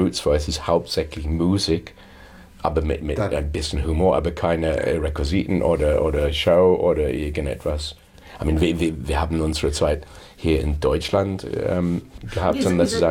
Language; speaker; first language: German; non-native, fluent; English